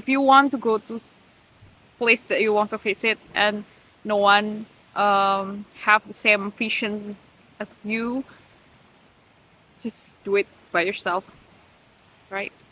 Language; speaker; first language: English; non-native, learner; Indonesian